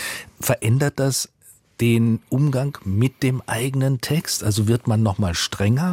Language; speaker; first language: German; native; German